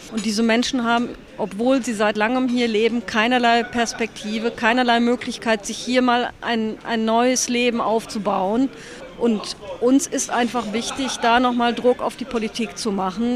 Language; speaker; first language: German; native; German